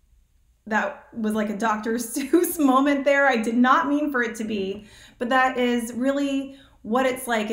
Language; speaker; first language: English; native; English